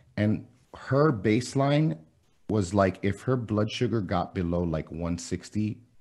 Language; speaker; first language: English; early bilingual, other home language; Spanish